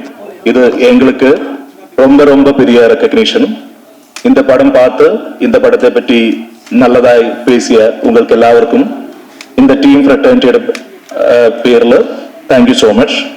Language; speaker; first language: Tamil; non-native, learner; Malayalam